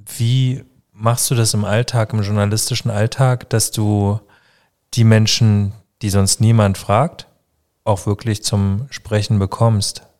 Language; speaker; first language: German; native; German